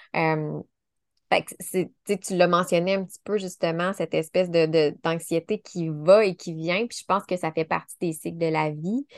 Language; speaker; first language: French; native; French